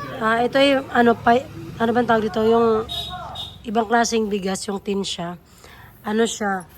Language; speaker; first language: Filipino; native; Filipino